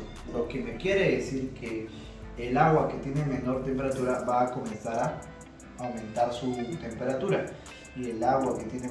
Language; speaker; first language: Spanish; native; Spanish